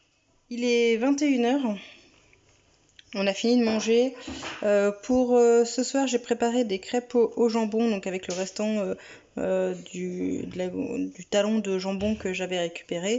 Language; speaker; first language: French; native; French